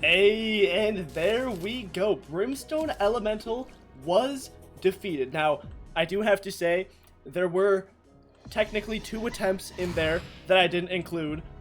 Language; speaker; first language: English; native; English